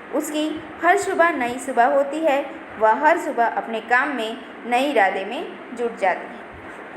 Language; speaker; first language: Hindi; non-native, local second language; Gujarati